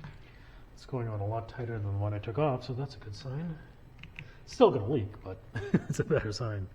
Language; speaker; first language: English; native; English